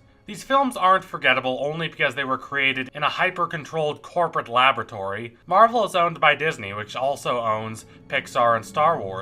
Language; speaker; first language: English; native; English